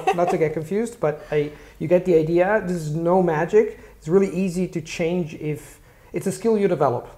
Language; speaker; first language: English; non-native, fluent; Italian